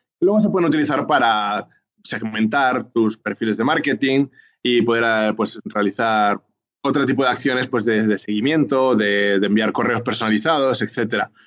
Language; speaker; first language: Spanish; native; Spanish